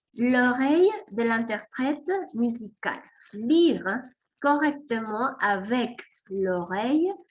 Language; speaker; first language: French; non-native, fluent; Spanish